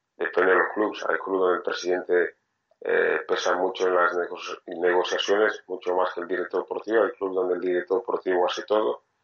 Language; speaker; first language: Spanish; non-native, fluent; French